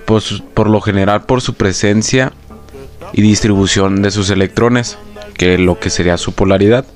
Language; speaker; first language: Spanish; native; Spanish